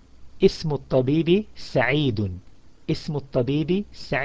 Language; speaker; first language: Arabic; non-native, fluent; English